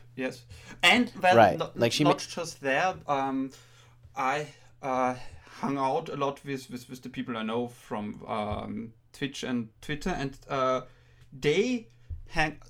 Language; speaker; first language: English; non-native, fluent; German